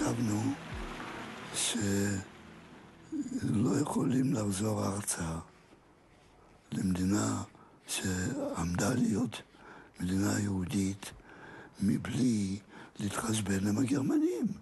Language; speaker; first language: Hebrew; non-native, fluent; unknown